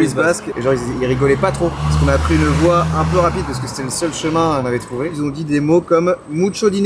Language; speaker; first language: French; native; French